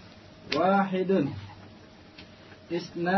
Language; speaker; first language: Arabic; non-native, learner; Indonesian